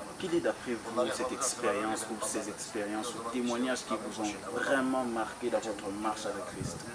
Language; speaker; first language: French; non-native, local second language; Lingala